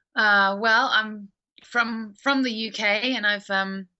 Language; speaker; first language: English; native; English